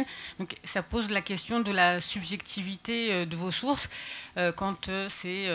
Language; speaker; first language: French; native; French